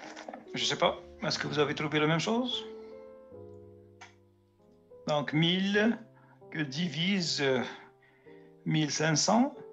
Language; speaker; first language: French; native; French